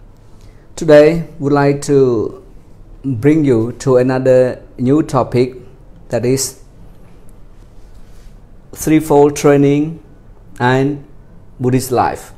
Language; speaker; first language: English; non-native, fluent; Khmer